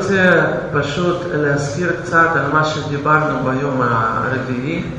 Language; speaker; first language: Hebrew; non-native, fluent; Russian